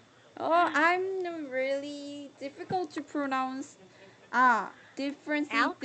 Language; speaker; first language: English; non-native, learner; Korean